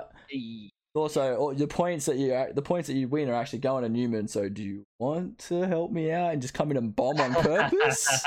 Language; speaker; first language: English; native; English